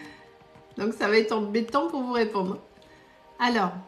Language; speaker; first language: French; native; French